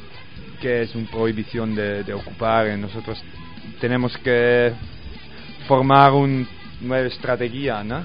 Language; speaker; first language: Spanish; non-native, learner; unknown